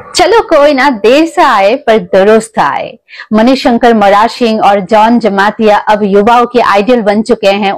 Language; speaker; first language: Hindi; non-native, local second language; Kok Borok